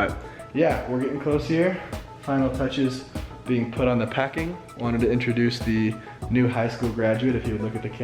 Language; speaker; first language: English; native; English